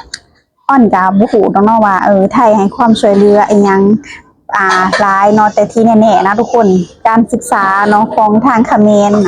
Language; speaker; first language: Thai; non-native, local second language; Northeastern Thai